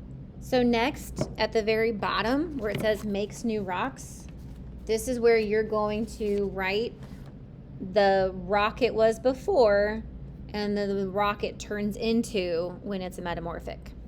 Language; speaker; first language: English; native; English